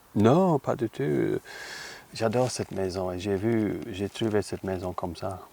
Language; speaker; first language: French; non-native, learner; English